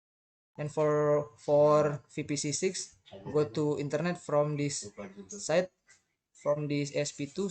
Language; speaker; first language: English; non-native, learner; Indonesian